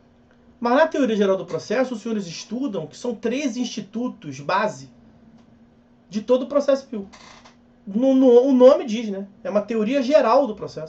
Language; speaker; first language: Portuguese; native; Portuguese